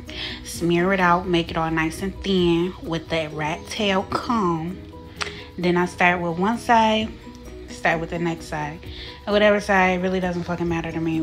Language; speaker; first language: English; native; English